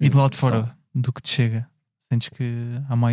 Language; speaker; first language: Portuguese; native; Portuguese